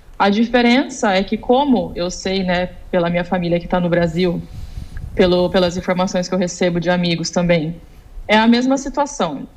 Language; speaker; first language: Portuguese; native; Portuguese